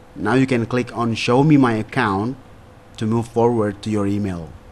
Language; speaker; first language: English; non-native, fluent; Indonesian